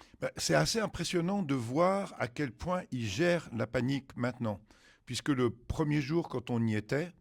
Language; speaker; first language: French; native; French